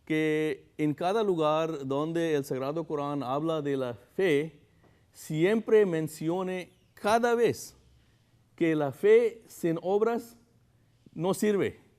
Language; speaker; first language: Spanish; non-native, fluent; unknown